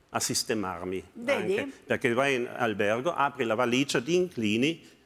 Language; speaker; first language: Italian; non-native, fluent; German